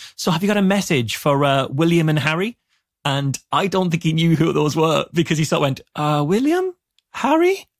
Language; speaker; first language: English; native; English